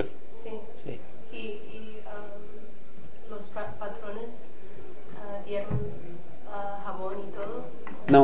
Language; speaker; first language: Spanish; early bilingual, heritage; Spanish